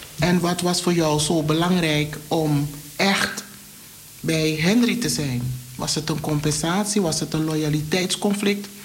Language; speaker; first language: Dutch; native; Dutch